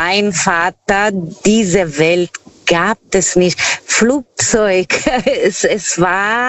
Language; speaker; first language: German; non-native, learner; Portuguese